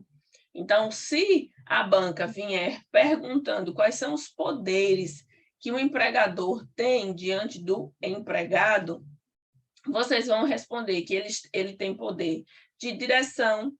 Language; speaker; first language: Portuguese; native; Portuguese